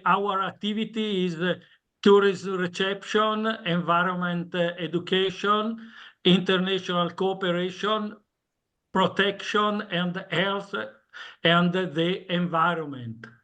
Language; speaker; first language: English; non-native, learner; Italian